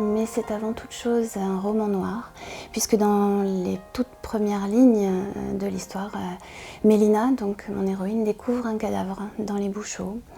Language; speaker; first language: French; native; French